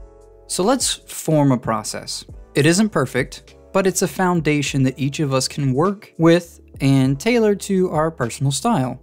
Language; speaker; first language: English; native; English